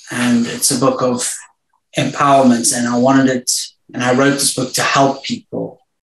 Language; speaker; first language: English; native; English